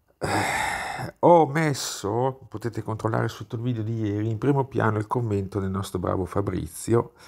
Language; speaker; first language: Italian; native; Italian